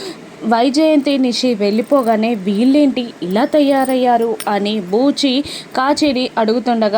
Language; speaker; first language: Telugu; native; Telugu